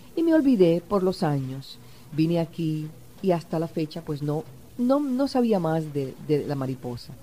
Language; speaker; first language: Spanish; native; Spanish